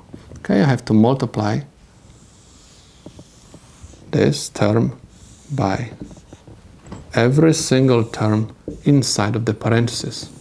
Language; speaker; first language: English; non-native, fluent; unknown